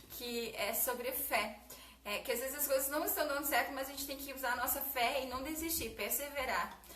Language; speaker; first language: Portuguese; native; Portuguese